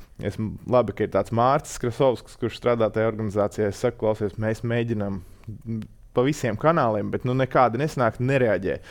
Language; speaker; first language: Latvian; native; Latvian